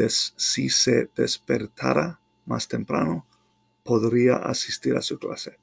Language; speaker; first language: Spanish; non-native, fluent; English